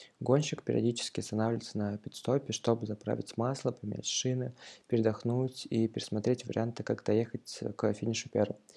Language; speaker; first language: Russian; native; Russian